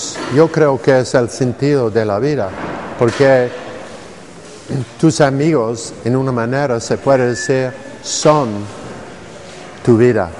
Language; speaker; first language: Spanish; non-native, fluent; English